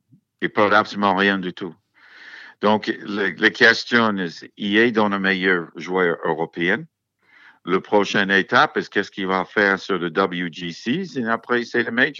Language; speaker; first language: French; non-native, fluent; English